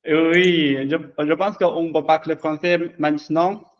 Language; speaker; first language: French; non-native, learner; Chinese